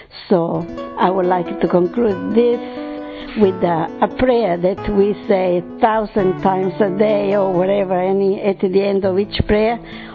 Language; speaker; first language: English; non-native, fluent; Italian